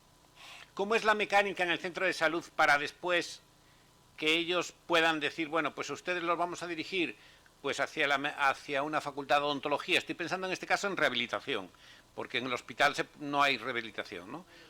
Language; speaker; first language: Spanish; native; Spanish